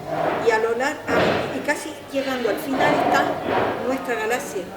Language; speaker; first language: Spanish; native; Spanish